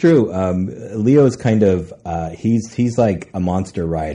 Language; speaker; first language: English; native; English